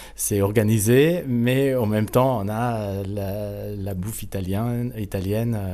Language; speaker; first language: French; non-native, fluent; German